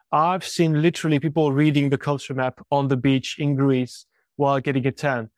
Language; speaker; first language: English; non-native, fluent; French